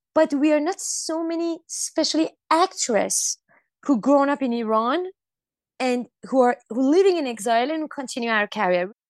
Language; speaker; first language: English; non-native, fluent; Persian